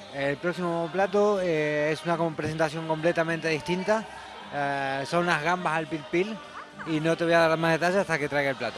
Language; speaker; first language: Spanish; native; Spanish